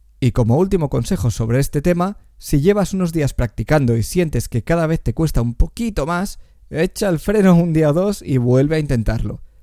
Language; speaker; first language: Spanish; native; Spanish